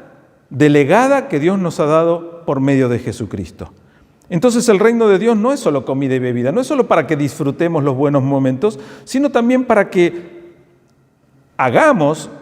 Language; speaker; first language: Spanish; native; Spanish